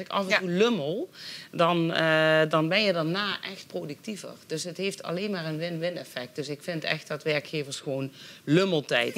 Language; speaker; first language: Dutch; native; Dutch